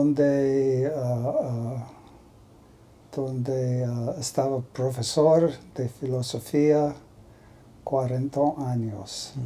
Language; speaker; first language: Spanish; non-native, learner; English